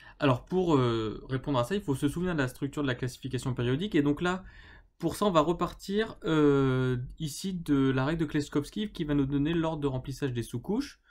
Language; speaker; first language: French; native; French